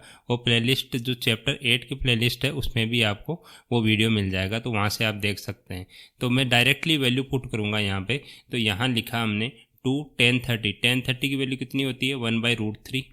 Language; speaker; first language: Hindi; native; Hindi